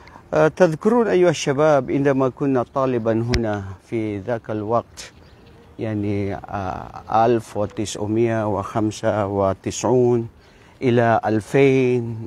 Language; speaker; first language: Arabic; non-native, fluent; Maranao